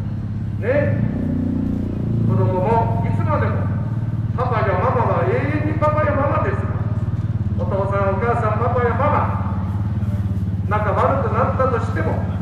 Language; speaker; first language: Japanese; native; Japanese